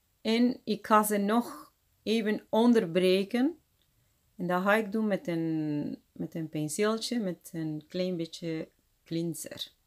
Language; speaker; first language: Dutch; non-native, fluent; Spanish